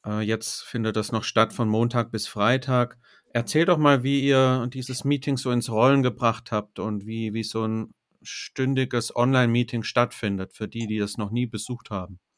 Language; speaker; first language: German; native; German